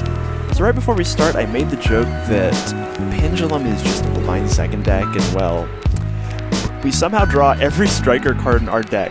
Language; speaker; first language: English; native; English